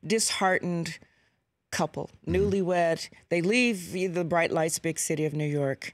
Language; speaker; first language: English; native; English